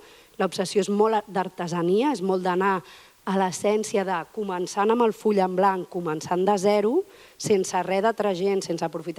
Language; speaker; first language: Catalan; native; Catalan